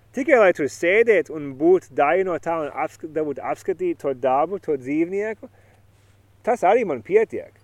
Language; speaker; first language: Latvian; early bilingual, heritage; Latvian